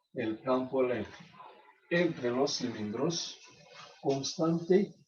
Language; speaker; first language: Spanish; native; Spanish